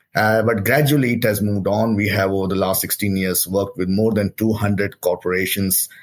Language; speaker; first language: English; non-native, local second language; Hindi